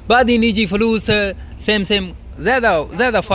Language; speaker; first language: Arabic; non-native, learner; Punjabi